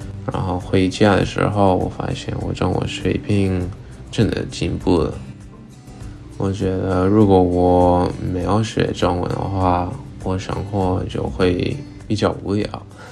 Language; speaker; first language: Chinese; non-native, fluent; English